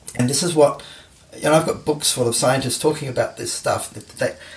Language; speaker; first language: English; native; English